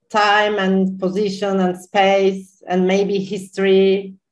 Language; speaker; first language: English; non-native, fluent; Turkish